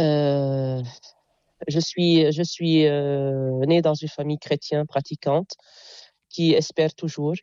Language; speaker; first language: French; non-native, local second language; Arabic